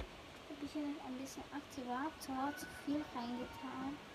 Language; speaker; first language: German; early bilingual, heritage; German